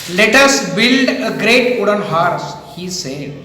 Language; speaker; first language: English; non-native, local second language; Marathi